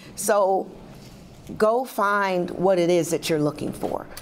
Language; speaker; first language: English; native; English